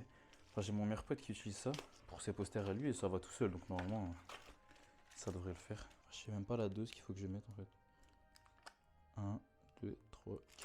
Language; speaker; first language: French; native; French